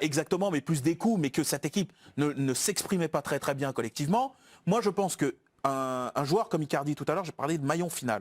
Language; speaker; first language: French; native; French